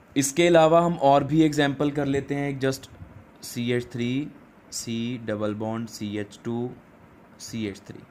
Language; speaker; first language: Hindi; non-native, local second language; Punjabi